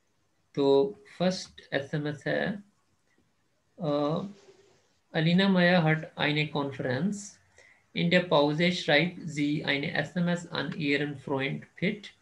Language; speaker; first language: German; non-native, fluent; Urdu